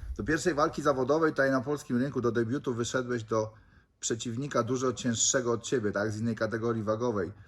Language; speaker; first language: Polish; native; Polish